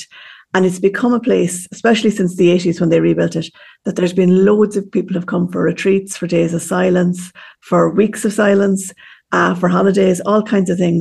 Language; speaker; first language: English; native; English